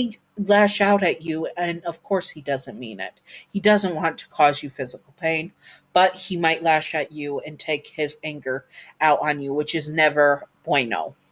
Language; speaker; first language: English; native; English